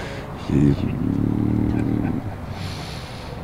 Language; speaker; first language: Russian; native; Russian